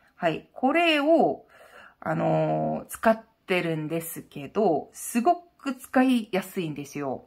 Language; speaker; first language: Japanese; non-native, fluent; Korean